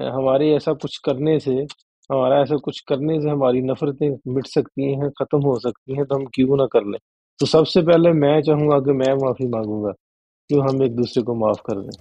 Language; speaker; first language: Urdu; non-native, local second language; Punjabi